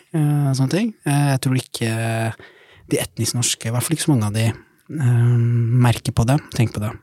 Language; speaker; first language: Norwegian; early bilingual, other home language; Somali